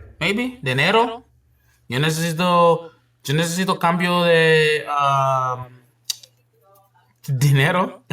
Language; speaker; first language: Spanish; non-native, learner; English